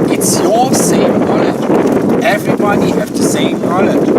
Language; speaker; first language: English; non-native, learner; German